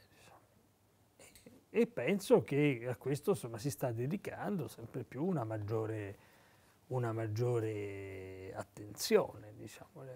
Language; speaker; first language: Italian; native; Italian